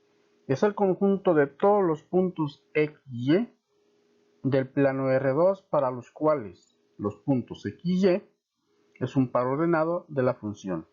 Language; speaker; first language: Spanish; native; Spanish